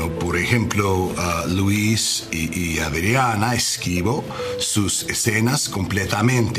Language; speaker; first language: Spanish; non-native, learner; English